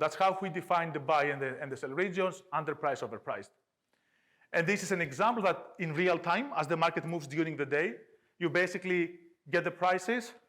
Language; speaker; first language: English; non-native, fluent; Greek